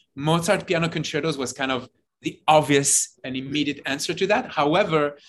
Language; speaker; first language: English; non-native, fluent; Hebrew